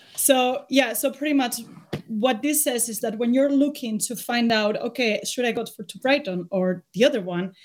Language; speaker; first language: English; non-native, fluent; Spanish